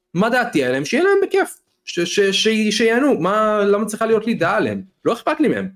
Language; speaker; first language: Hebrew; native; Hebrew